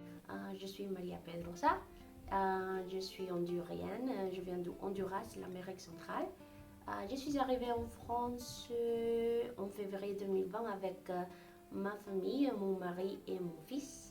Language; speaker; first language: French; non-native, fluent; Spanish